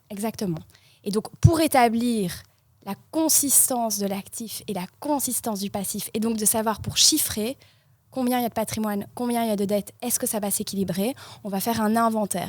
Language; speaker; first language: French; native; French